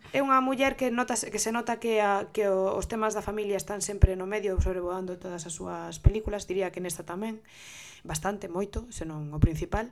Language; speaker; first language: Galician; non-native, local second language; Spanish